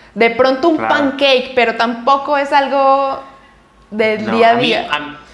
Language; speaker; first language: Spanish; native; Spanish